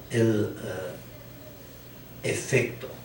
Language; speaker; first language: Spanish; non-native, learner; Chinese